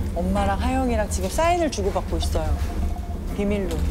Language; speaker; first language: Korean; native; Korean